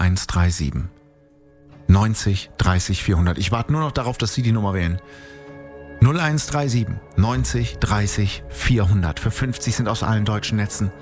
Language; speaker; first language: German; native; German